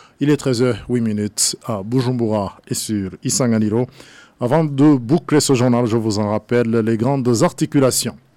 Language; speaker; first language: French; non-native, local second language; Rundi